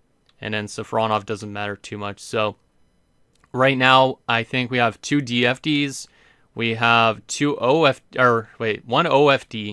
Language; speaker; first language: English; native; English